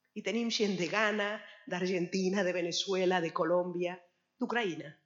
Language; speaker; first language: Catalan; non-native, fluent; Spanish